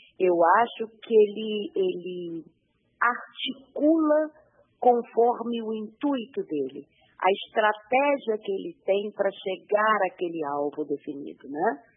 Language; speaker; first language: Portuguese; native; Portuguese